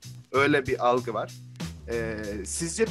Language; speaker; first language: Turkish; native; Turkish